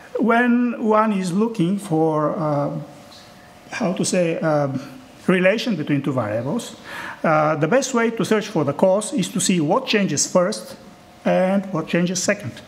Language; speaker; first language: English; non-native, fluent; Bulgarian